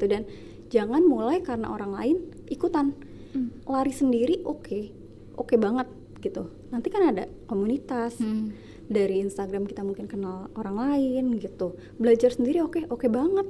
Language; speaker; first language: Indonesian; native; Indonesian